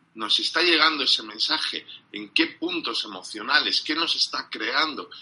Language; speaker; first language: Spanish; non-native, fluent; English